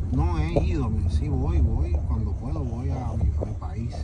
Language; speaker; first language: Spanish; native; Spanish